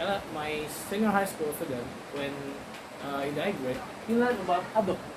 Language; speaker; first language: English; non-native, learner; Indonesian